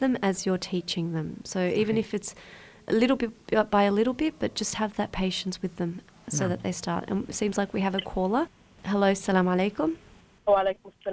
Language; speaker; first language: English; native; English